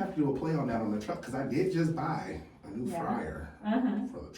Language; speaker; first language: English; native; English